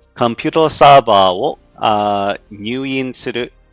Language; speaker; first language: Japanese; non-native, learner; English